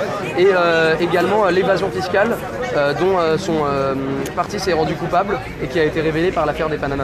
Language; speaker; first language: French; native; French